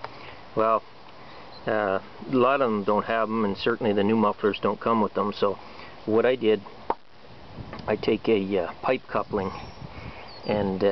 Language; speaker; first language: English; native; English